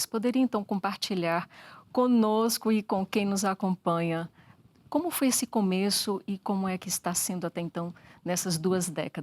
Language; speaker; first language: Portuguese; native; Portuguese